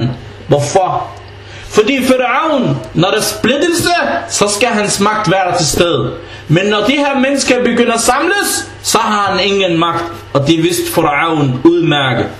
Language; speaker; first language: Danish; early bilingual, other home language; Arabic